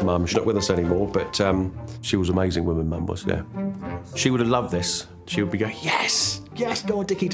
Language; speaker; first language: English; native; English